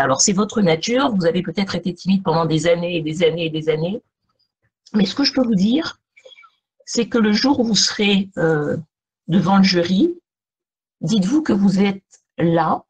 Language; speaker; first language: French; native; French